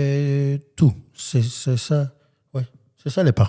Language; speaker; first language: French; non-native, learner; Armenian